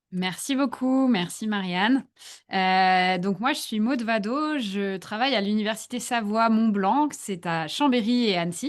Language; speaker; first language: French; native; French